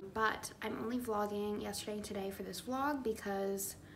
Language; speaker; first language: English; native; English